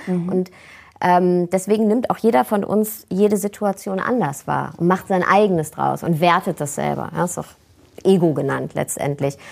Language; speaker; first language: German; native; German